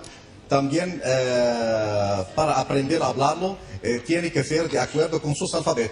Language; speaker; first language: Spanish; non-native, fluent; Arabic